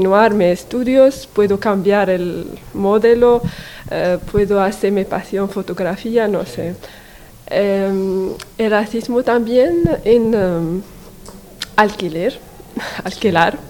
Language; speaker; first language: Spanish; non-native, learner; Arabic